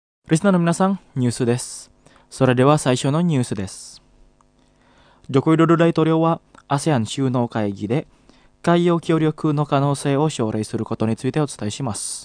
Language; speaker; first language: Japanese; non-native, fluent; Indonesian